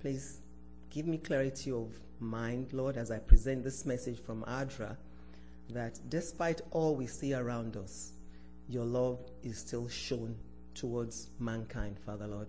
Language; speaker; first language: English; non-native, local second language; Yoruba